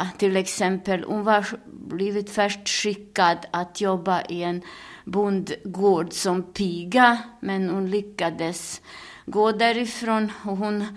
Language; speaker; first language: Swedish; non-native, fluent; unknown